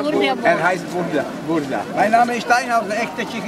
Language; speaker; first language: German; non-native, learner; Czech